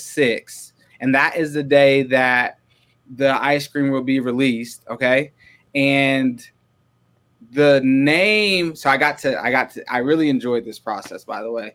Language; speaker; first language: English; native; English